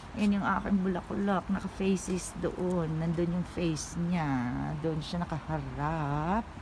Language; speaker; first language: Filipino; non-native, local second language; Cebuano